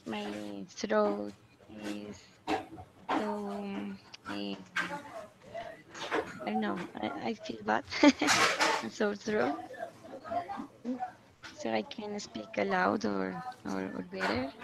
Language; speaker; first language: English; non-native, learner; Spanish